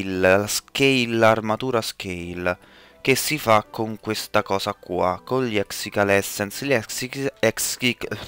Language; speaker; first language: Italian; native; Italian